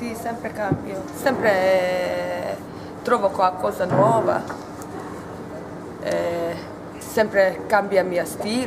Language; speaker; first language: Italian; non-native, learner; Hungarian